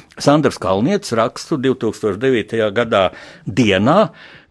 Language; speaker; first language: Latvian; native; Latvian